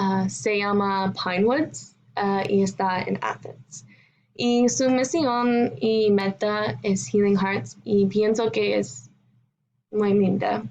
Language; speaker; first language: Spanish; non-native, learner; English